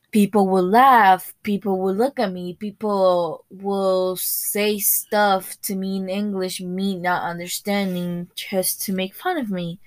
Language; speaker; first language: English; early bilingual, other home language; Spanish